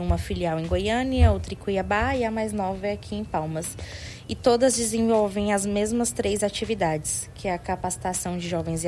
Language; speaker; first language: Portuguese; native; Portuguese